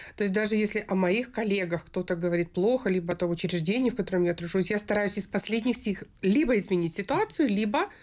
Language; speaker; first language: Russian; native; Russian